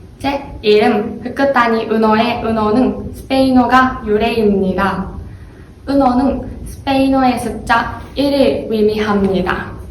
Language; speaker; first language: Korean; non-native, learner; Japanese